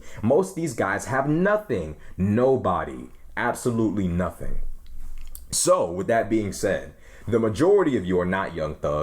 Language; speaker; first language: English; native; English